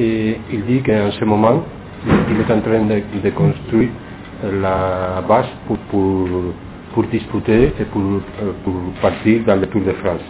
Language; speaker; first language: French; non-native, fluent; Spanish